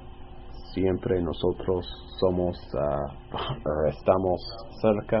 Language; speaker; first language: Spanish; non-native, fluent; English